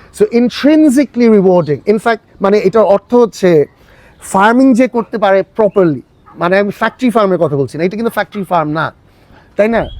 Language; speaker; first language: Bangla; early bilingual, heritage; Bangla